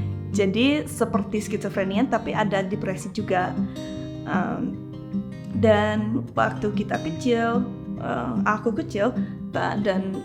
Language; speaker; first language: Indonesian; early bilingual, heritage; English